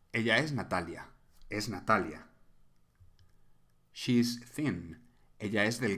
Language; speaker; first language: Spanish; non-native, fluent; English